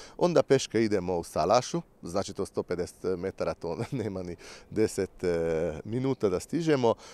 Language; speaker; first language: Bosnian; non-native, local second language; Hungarian